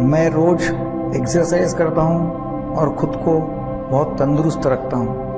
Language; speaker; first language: Hindi; non-native, local second language; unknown